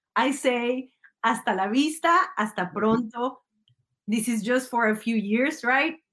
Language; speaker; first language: English; early bilingual, other home language; Spanish